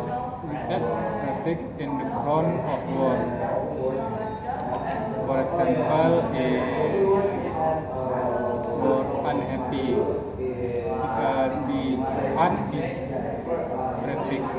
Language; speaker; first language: English; non-native, learner; Indonesian